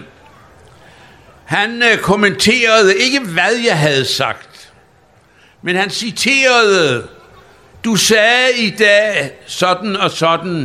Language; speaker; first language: Danish; native; Danish